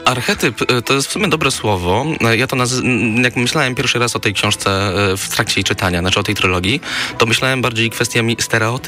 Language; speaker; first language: Polish; native; Polish